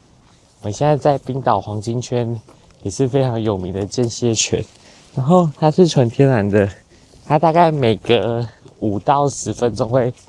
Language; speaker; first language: Chinese; native; Chinese